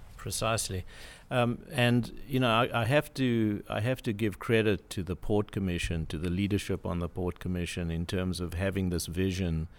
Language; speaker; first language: English; native; English